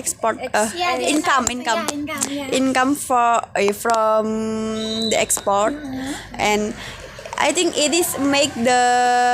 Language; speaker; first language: English; non-native, learner; Indonesian